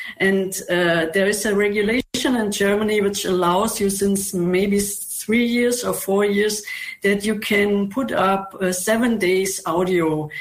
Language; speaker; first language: English; non-native, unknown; German